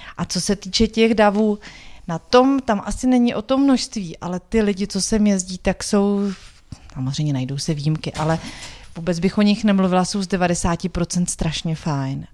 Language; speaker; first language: Czech; native; Czech